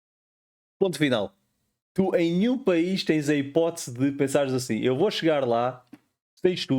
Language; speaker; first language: Portuguese; native; Portuguese